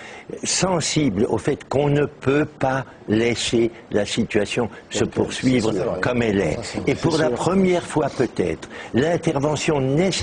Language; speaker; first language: French; native; French